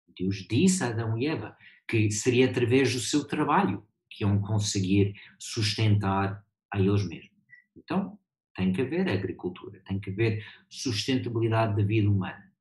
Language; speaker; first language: Portuguese; early bilingual, heritage; Portuguese